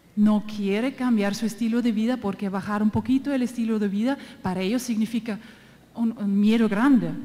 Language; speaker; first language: Spanish; non-native, fluent; German